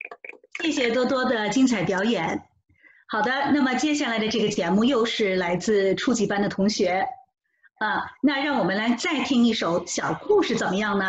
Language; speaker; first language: Chinese; native; Chinese